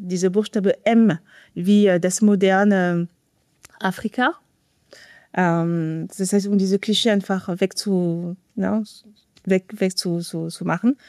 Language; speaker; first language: German; non-native, fluent; French